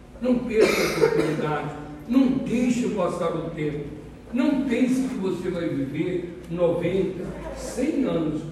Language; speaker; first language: Portuguese; native; Portuguese